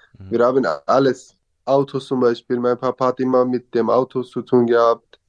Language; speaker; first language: German; non-native, fluent; Kurdish